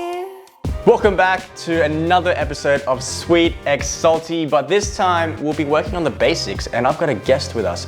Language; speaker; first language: English; native; English